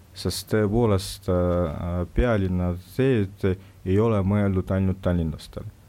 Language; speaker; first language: Estonian; non-native, local second language; Russian